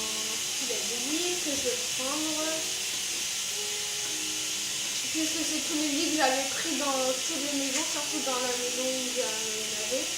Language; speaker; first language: French; native; French